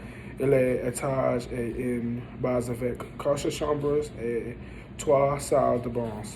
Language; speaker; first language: French; non-native, learner; English